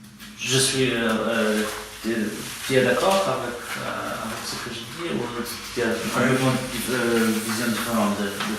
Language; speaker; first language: French; non-native, fluent; Polish